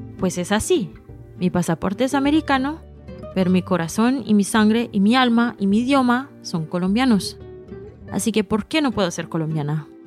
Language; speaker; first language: Spanish; early bilingual, heritage; Spanish